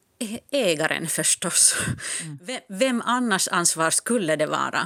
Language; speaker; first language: Swedish; non-native, local second language; Finnish